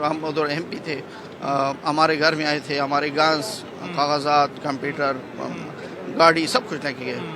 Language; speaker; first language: Hindi; non-native, fluent; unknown